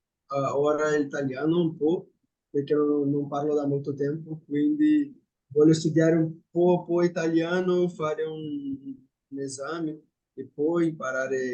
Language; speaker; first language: Italian; non-native, fluent; Portuguese